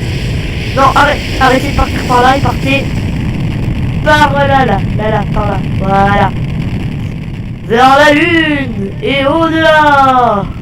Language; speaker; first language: French; native; French